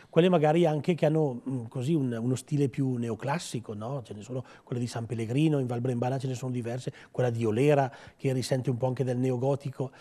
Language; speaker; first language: Italian; native; Italian